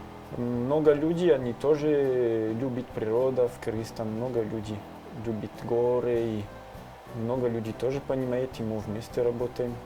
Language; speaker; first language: Russian; non-native, learner; French